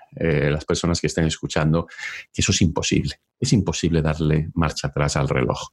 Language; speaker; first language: Spanish; native; Spanish